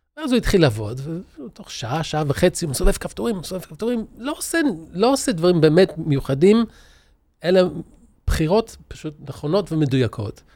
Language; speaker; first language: Hebrew; early bilingual, other home language; English